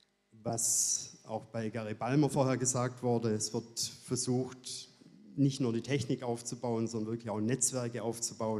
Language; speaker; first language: German; native; German